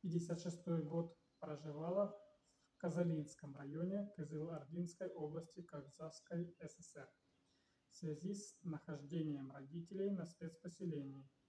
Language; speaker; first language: Russian; native; Russian